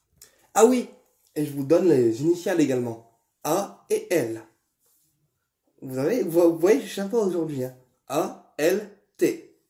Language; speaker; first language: French; native; French